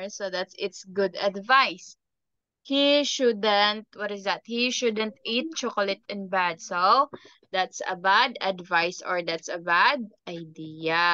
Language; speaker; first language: English; non-native, fluent; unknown